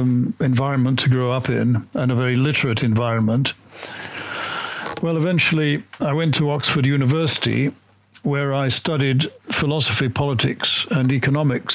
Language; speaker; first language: English; native; English